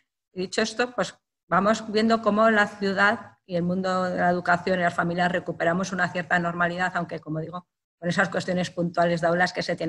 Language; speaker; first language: Spanish; native; Spanish